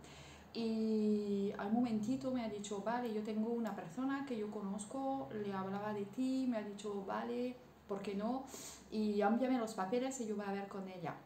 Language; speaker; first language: Spanish; non-native, learner; French